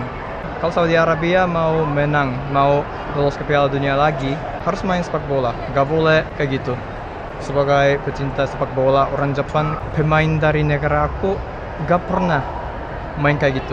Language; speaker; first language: Indonesian; non-native, fluent; Japanese